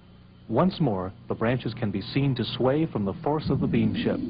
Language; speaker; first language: English; native; English